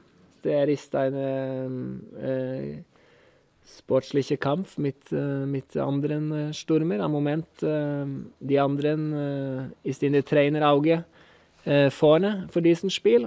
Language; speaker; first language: German; non-native, learner; Norwegian